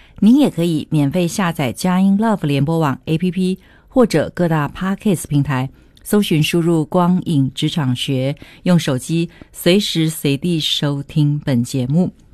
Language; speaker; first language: Chinese; native; Chinese